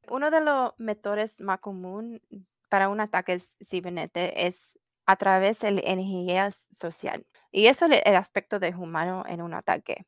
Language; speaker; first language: Spanish; early bilingual, heritage; Spanish